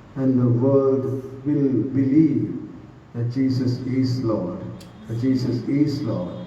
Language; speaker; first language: English; non-native, local second language; Sinhala